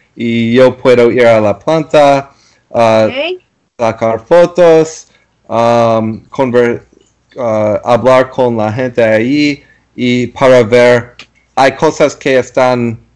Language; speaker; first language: Spanish; non-native, learner; English